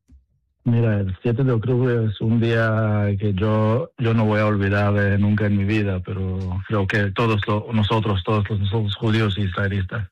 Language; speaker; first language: Spanish; non-native, learner; Hebrew